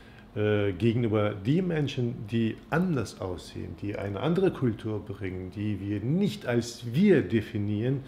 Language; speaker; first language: German; non-native, fluent; Turkish